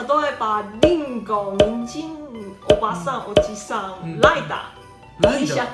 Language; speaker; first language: Japanese; non-native, learner; Chinese